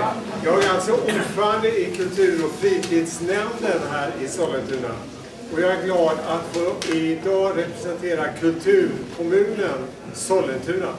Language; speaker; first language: Swedish; native; Swedish